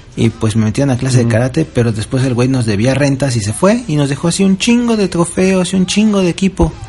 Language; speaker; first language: Spanish; native; Spanish